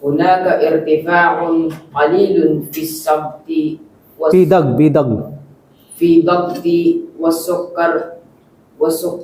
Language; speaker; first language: Arabic; non-native, learner; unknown